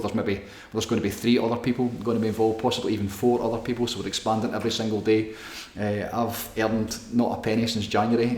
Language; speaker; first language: English; native; English